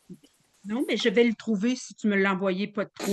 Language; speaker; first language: French; native; French